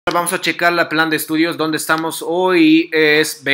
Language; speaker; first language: Spanish; non-native, fluent; Japanese